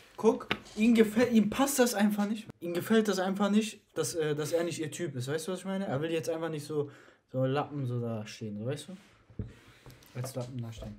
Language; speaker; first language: German; early bilingual, other home language; Turkish